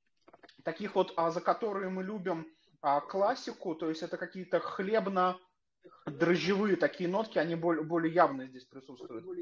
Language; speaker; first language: Russian; native; Russian